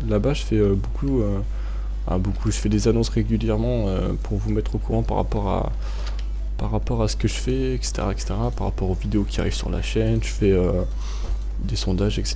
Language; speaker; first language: French; native; French